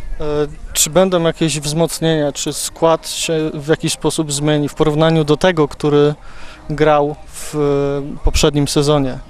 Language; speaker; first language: Polish; native; Polish